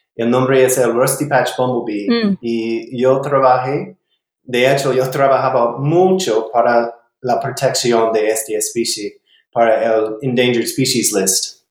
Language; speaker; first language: Spanish; non-native, learner; English